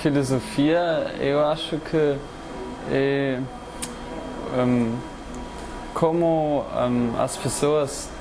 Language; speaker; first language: Portuguese; non-native, learner; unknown